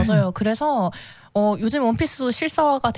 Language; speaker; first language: Korean; native; Korean